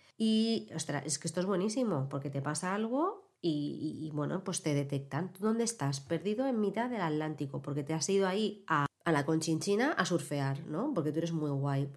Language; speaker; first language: Spanish; native; Spanish